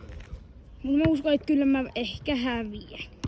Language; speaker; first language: Finnish; native; Finnish